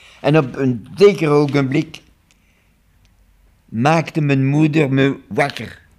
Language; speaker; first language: Dutch; non-native, local second language; French